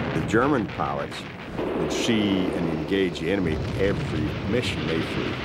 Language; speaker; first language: English; native; English